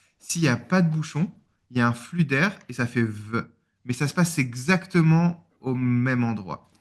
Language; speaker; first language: French; native; French